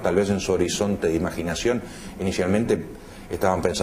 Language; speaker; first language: Spanish; native; Spanish